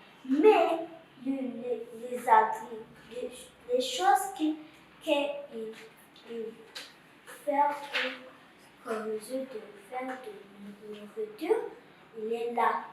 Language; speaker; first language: French; non-native, learner; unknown